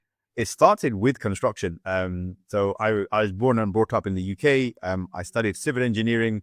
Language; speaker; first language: English; native; English